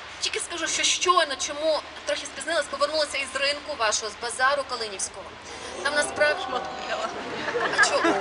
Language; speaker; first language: Ukrainian; native; Ukrainian